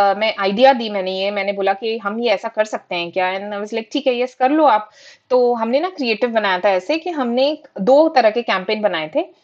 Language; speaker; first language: Hindi; non-native, local second language; Marathi